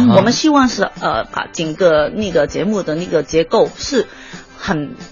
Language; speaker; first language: Chinese; non-native, fluent; Cantonese